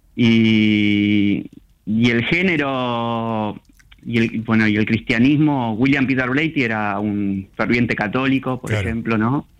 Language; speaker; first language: Spanish; native; Spanish